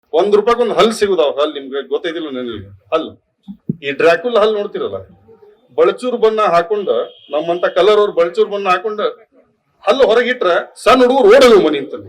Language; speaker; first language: Kannada; native; Kannada